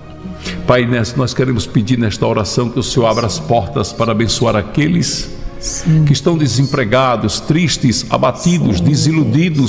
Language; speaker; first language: Portuguese; native; Portuguese